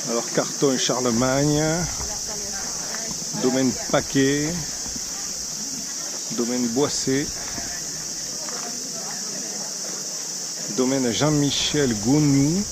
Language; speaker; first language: French; native; French